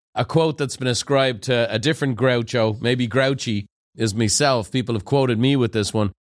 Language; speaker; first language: English; native; English